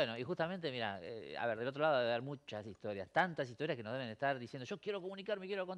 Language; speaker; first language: Spanish; native; Spanish